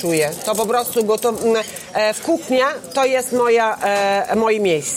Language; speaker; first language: Polish; non-native, learner; Italian